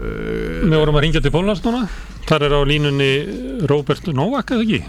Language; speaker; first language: Icelandic; native; Icelandic